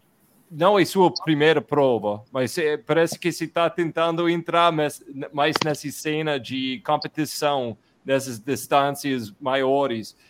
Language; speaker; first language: Portuguese; non-native, fluent; English